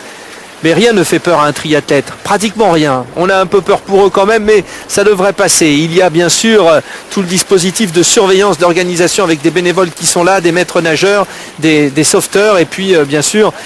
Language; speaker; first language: French; native; French